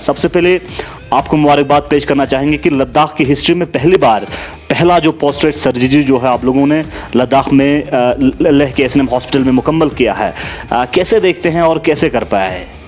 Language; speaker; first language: Hindi; non-native, local second language; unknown